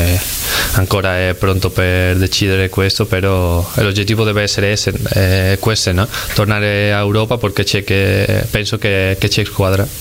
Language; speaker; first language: Italian; non-native, fluent; Spanish